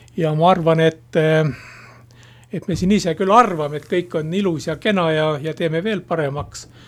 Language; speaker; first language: Estonian; native; Estonian